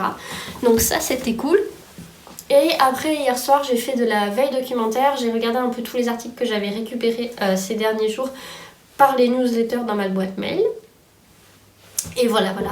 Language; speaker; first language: French; native; French